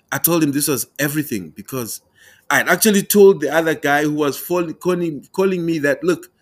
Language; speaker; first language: English; non-native, local second language; Tumbuka